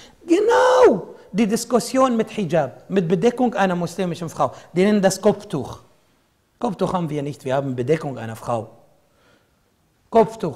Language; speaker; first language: German; non-native, fluent; Arabic